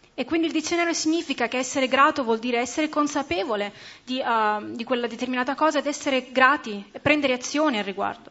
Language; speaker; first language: Italian; native; Italian